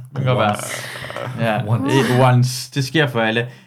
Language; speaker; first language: Danish; native; Danish